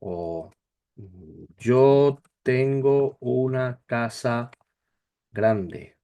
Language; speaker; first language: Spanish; non-native, learner; English